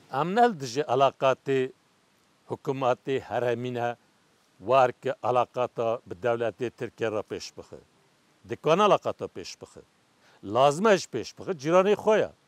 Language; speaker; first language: Kurdish; non-native, local second language; Turkish